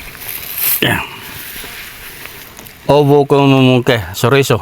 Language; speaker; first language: Spanish; non-native, learner; Filipino